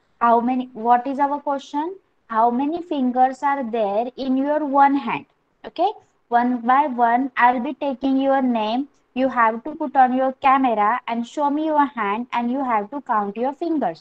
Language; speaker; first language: English; non-native, local second language; Marathi